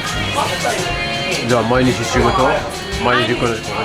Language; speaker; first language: Japanese; non-native, learner; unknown